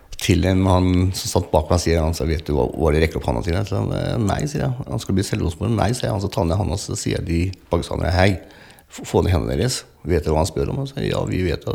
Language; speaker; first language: Norwegian; early bilingual, other home language; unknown